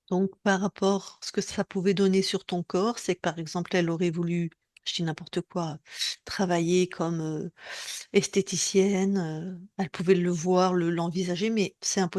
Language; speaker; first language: French; native; French